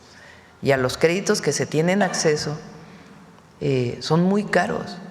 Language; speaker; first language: Spanish; native; Spanish